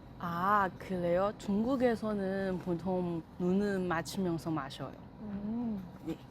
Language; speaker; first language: Korean; non-native, learner; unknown